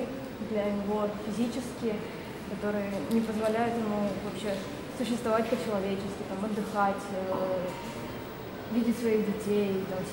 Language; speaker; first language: Russian; native; Russian